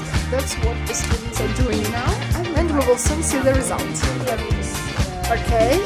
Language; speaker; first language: English; non-native, fluent; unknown